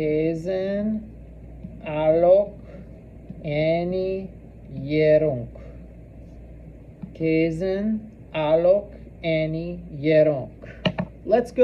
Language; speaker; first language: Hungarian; non-native, learner; English